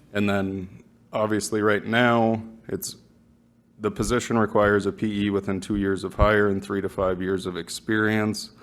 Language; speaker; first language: English; native; English